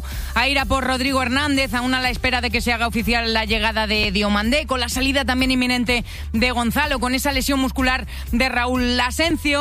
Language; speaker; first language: Spanish; native; Spanish